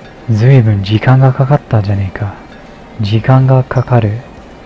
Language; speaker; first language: Japanese; non-native, fluent; English